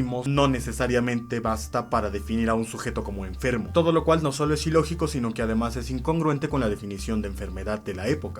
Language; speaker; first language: Spanish; native; Spanish